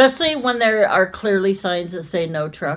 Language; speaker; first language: English; native; English